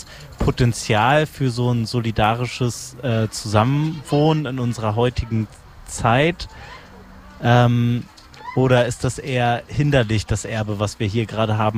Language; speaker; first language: German; native; German